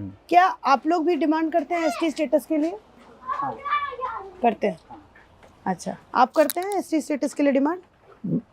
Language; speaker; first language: Hindi; native; Hindi